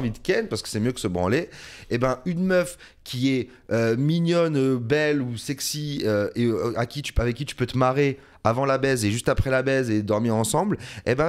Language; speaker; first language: French; native; French